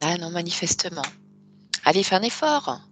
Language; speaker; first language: French; native; French